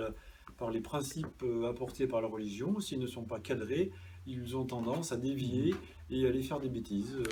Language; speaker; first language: French; native; French